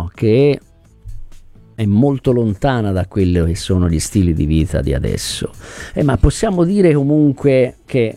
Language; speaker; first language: Italian; native; Italian